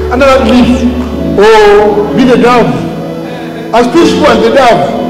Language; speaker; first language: English; non-native, local second language; Bemba